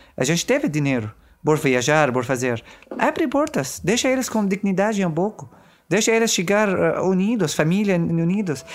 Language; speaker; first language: Portuguese; non-native, learner; Arabic